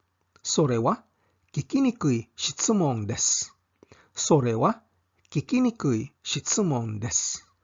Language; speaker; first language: Japanese; non-native, fluent; English